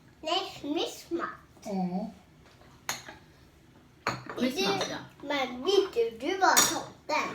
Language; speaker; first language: Swedish; early bilingual, other home language; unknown